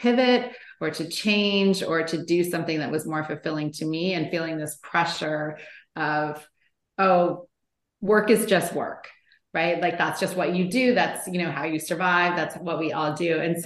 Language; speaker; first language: English; native; English